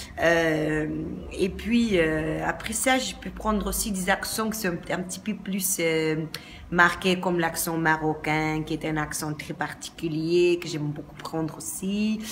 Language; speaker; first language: French; native; French